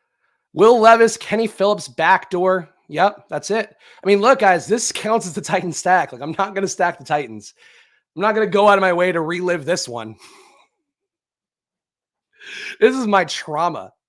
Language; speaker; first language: English; native; English